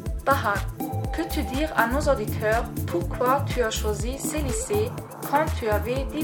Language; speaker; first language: French; non-native, learner; German